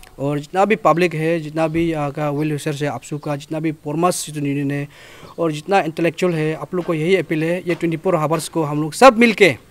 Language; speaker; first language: Hindi; non-native, local second language; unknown